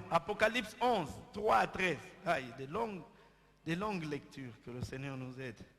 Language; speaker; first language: French; non-native, local second language; Lingala